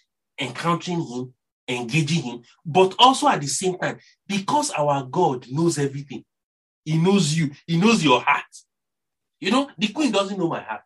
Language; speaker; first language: English; non-native, local second language; Yoruba